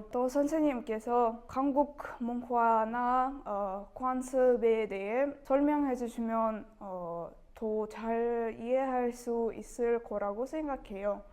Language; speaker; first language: Korean; non-native, learner; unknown